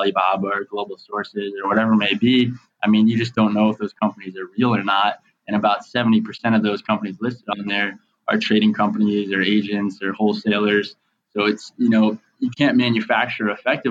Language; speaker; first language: English; native; English